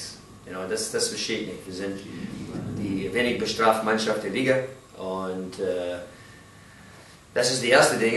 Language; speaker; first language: German; non-native, learner; English